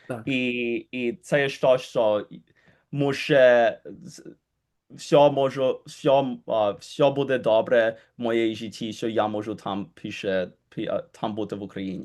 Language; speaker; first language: Ukrainian; early bilingual, heritage; Ukrainian